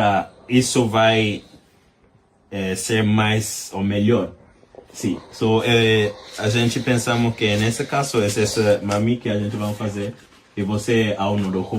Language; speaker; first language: Portuguese; non-native, learner; English